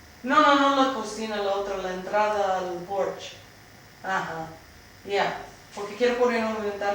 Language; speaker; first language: Spanish; early bilingual, heritage; Spanish